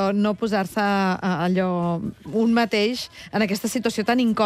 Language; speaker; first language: Catalan; native; Catalan